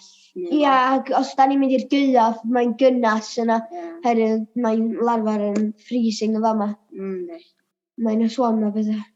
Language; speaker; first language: Welsh; native; Welsh